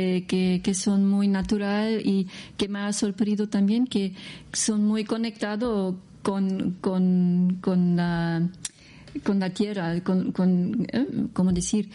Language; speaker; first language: Spanish; non-native, learner; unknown